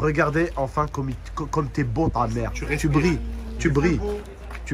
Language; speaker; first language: French; native; French